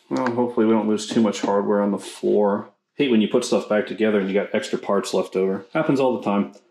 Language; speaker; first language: English; native; English